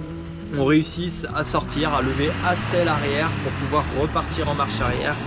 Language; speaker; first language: French; native; French